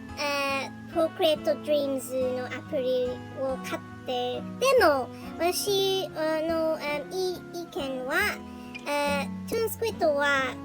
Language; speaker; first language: Japanese; non-native, learner; English